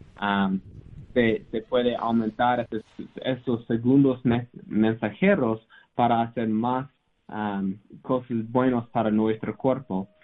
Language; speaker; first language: Spanish; non-native, learner; English